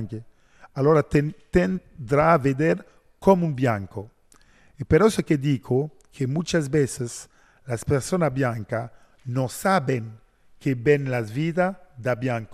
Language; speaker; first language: Spanish; non-native, learner; French